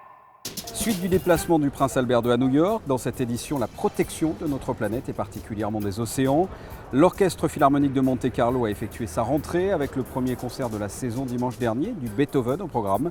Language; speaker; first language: French; native; French